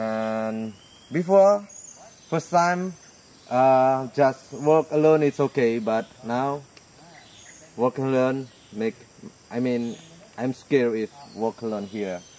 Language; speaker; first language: English; non-native, learner; Indonesian